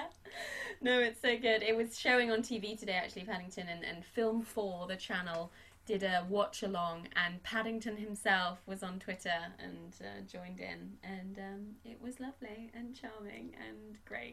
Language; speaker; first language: English; native; English